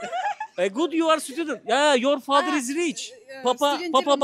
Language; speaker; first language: English; non-native, learner; Turkish